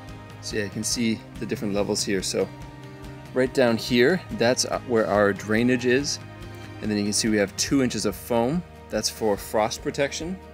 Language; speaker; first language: English; native; English